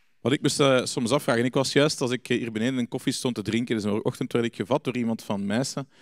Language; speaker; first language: Dutch; native; Dutch